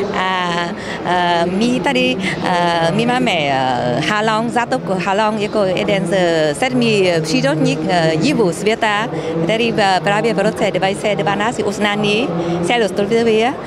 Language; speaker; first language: Czech; non-native, learner; Vietnamese